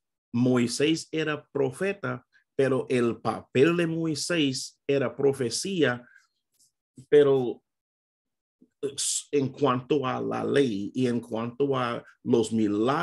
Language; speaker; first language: Spanish; non-native, fluent; English